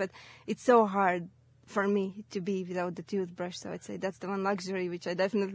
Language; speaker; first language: English; non-native, fluent; Latvian